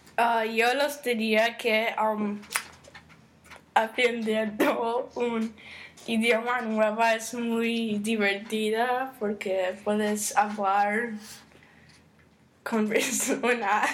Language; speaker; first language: Spanish; non-native, learner; English